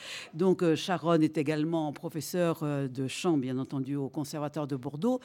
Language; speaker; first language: French; native; French